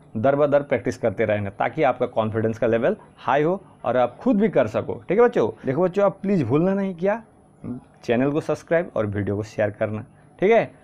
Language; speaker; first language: Hindi; non-native, local second language; Assamese